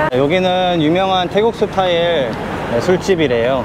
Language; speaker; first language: Korean; native; Korean